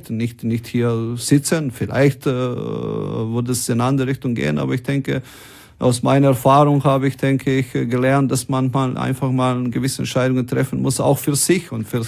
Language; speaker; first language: German; non-native, fluent; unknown